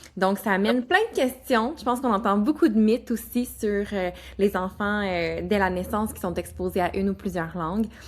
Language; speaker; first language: French; native; French